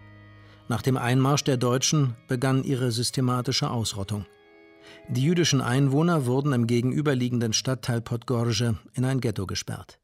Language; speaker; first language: German; native; German